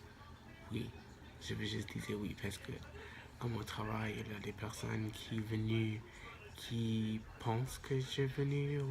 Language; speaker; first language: French; non-native, local second language; English